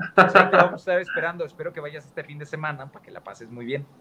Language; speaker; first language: Spanish; native; Spanish